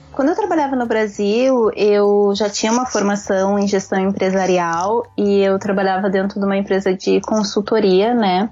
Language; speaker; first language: Portuguese; native; Portuguese